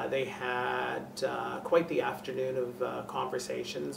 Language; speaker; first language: English; native; English